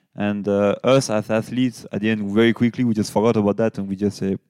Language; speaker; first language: English; non-native, fluent; French